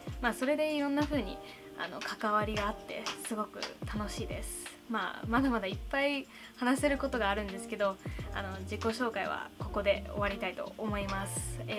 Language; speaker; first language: Japanese; non-native, fluent; Telugu